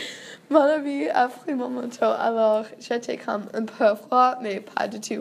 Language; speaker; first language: French; non-native, learner; English